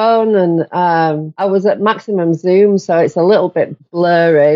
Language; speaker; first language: English; native; English